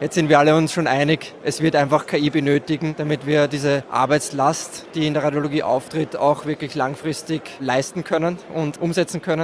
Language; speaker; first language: German; native; German